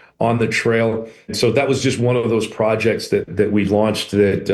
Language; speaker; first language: English; native; English